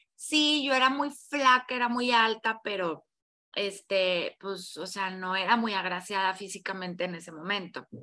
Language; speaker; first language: Spanish; native; Spanish